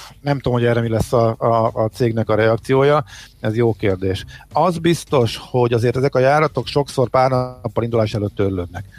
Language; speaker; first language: Hungarian; native; Hungarian